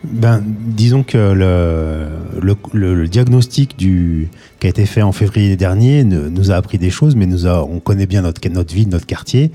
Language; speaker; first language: French; native; French